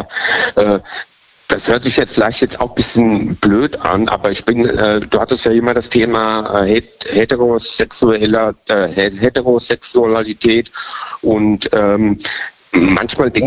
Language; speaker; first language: German; native; German